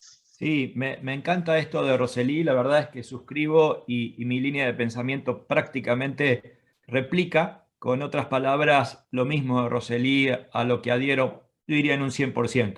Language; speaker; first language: Spanish; native; Spanish